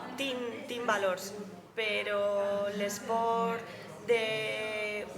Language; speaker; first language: Catalan; non-native, learner; Spanish